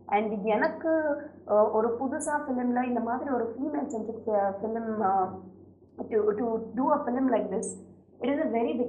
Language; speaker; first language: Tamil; non-native, learner; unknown